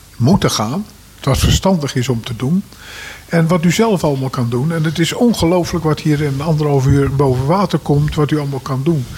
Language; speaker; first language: Dutch; native; Dutch